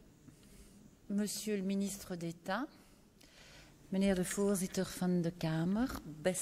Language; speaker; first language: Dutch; non-native, local second language; French